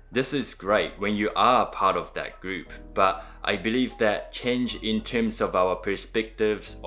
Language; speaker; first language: English; early bilingual, other home language; Japanese